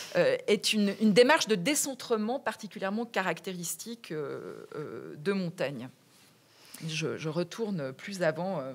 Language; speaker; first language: French; native; French